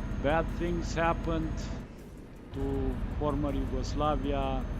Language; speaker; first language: English; non-native, fluent; Romanian